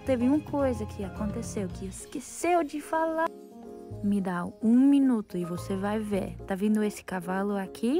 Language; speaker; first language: Portuguese; early bilingual, heritage; English